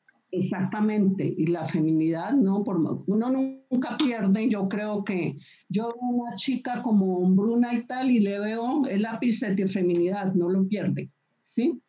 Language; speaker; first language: Spanish; native; Spanish